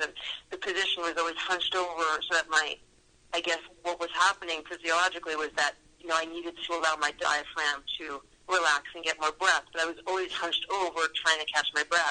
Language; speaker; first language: English; native; English